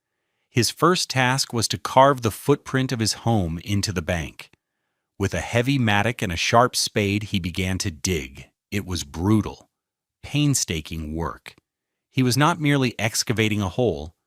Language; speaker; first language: English; native; English